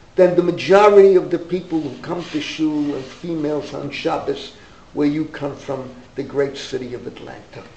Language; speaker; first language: English; native; English